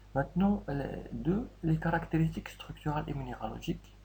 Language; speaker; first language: French; non-native, local second language; Arabic